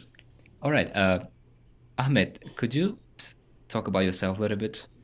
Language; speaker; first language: English; non-native, fluent; Tajik